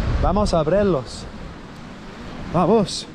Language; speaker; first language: Spanish; non-native, learner; English